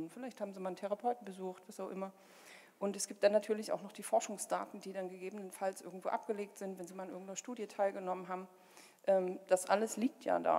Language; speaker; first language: German; native; German